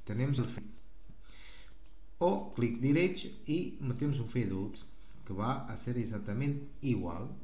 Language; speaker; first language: Portuguese; non-native, learner; Spanish